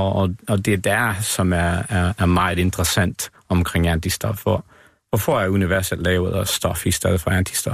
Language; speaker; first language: Danish; non-native, fluent; English